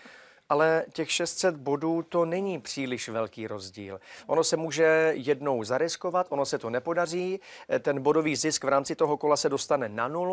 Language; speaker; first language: Czech; native; Czech